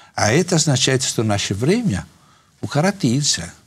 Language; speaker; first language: Russian; non-native, fluent; Italian